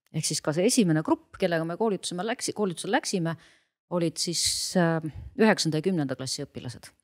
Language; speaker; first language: Estonian; native; Estonian